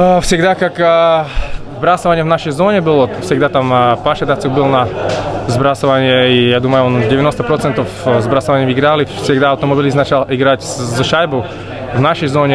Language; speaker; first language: Russian; non-native, learner; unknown